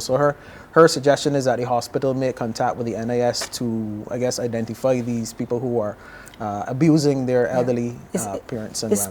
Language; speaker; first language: English; native; English